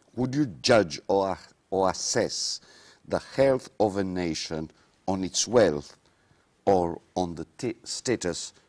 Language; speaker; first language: English; non-native, local second language; Seselwa Creole French